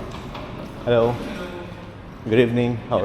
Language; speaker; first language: English; non-native, local second language; Urdu